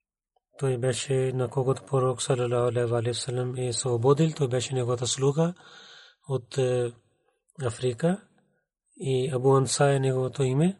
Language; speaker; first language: Bulgarian; non-native, learner; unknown